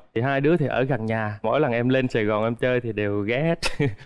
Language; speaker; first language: Vietnamese; native; Vietnamese